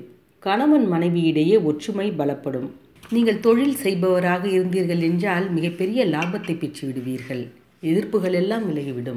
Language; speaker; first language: Tamil; native; Tamil